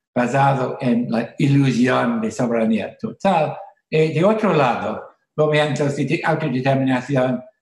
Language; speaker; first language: Spanish; non-native, fluent; English